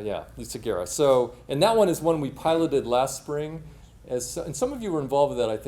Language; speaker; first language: English; native; English